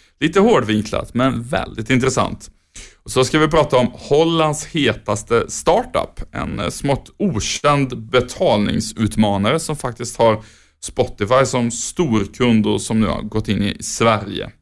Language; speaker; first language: Swedish; native; Swedish